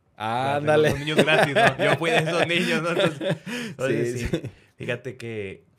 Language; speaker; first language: Spanish; native; Spanish